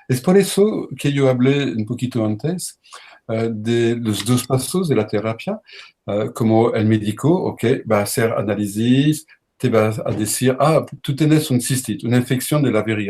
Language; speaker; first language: Spanish; non-native, learner; French